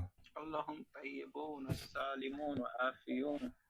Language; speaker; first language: Arabic; non-native, fluent; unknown